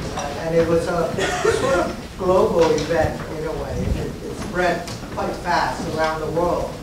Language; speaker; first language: English; early bilingual, other home language; Vietnamese